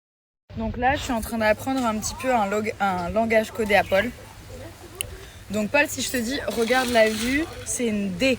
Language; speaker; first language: French; native; French